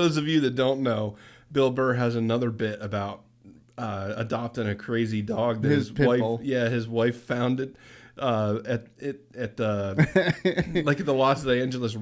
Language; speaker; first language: English; native; English